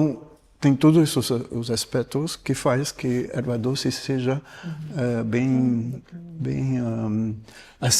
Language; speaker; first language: Portuguese; non-native, fluent; French